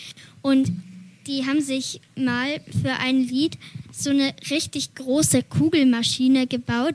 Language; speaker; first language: German; native; German